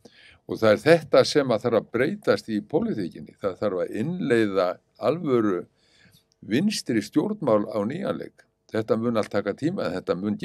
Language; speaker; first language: Icelandic; native; Icelandic